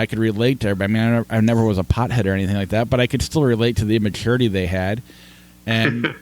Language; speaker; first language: English; native; English